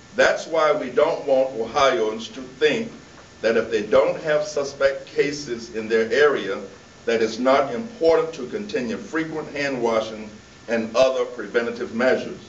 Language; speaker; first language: English; native; English